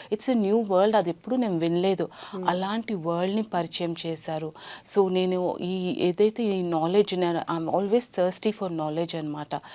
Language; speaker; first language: Telugu; native; Telugu